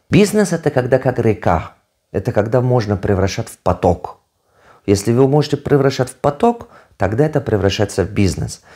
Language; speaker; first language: Russian; non-native, local second language; Tajik